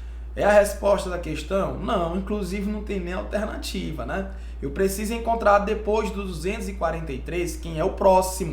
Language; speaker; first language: Portuguese; native; Portuguese